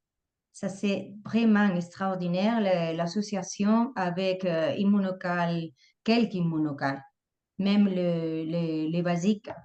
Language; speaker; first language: French; non-native, fluent; Spanish